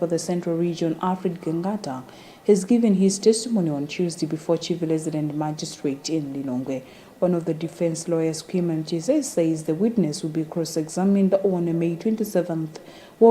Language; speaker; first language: English; non-native, local second language; Nyanja